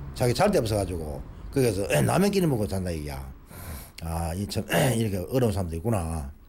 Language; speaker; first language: Korean; native; Korean